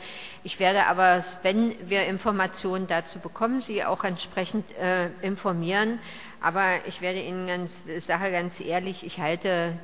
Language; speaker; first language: German; native; German